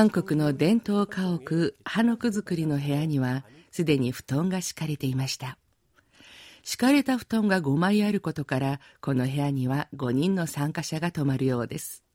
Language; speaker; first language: Japanese; native; Japanese